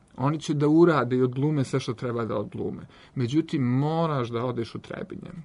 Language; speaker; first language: Serbian; native; Serbian